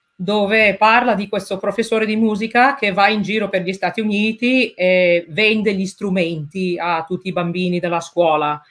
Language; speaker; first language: Italian; non-native, fluent; English